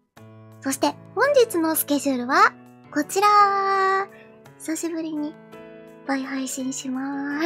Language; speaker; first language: Japanese; native; Japanese